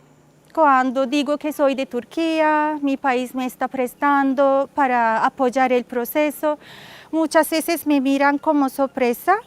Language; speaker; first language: Spanish; non-native, fluent; Turkish